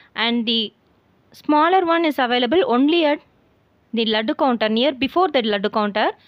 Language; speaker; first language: English; non-native, local second language; Tamil